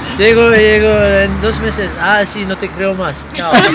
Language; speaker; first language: Spanish; non-native, fluent; French